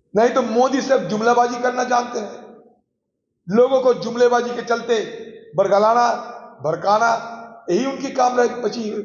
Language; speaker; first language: Hindi; non-native, local second language; Bangla